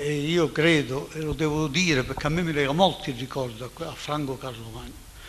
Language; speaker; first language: Italian; native; Italian